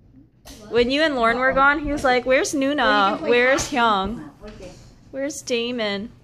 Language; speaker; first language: English; early bilingual, other home language; Korean